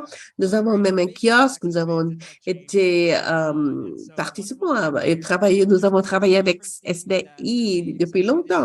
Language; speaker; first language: French; non-native, fluent; English